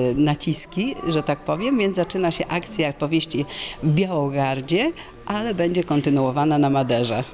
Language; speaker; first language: Polish; native; Polish